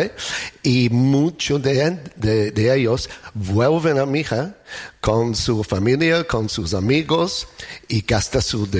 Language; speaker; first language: Spanish; non-native, learner; English